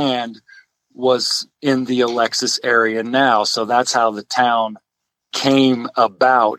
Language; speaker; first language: English; native; English